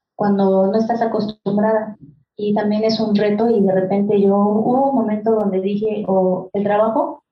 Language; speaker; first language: Spanish; non-native, local second language; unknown